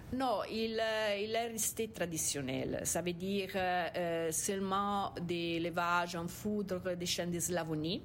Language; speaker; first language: French; non-native, fluent; Italian